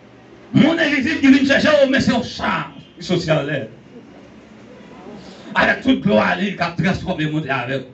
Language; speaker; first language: French; non-native, learner; Haitian Creole